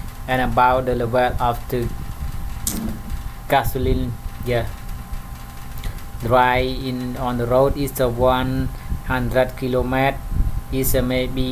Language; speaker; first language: English; non-native, learner; Khmer